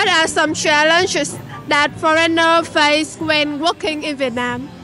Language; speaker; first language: English; non-native, learner; Vietnamese